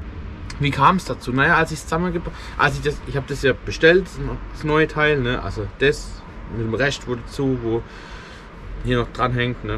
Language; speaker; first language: German; native; German